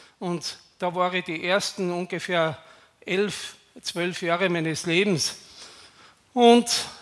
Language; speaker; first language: German; native; German